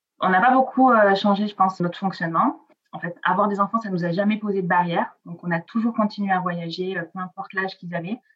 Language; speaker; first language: French; early bilingual, other home language; Italian